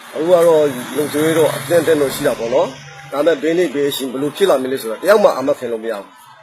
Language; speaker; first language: Burmese; native; Burmese